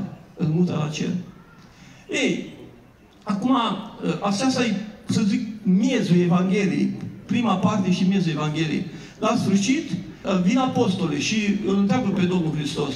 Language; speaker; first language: Romanian; native; Romanian